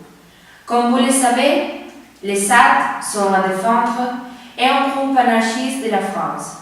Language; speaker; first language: French; non-native, learner; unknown